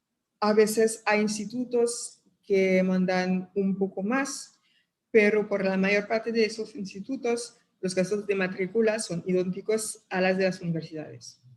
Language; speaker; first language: Spanish; non-native, fluent; French